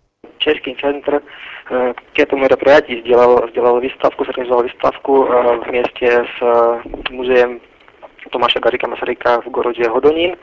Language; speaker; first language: Russian; non-native, fluent; Czech